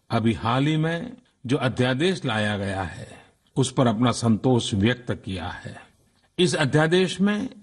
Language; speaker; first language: Hindi; non-native, local second language; Gujarati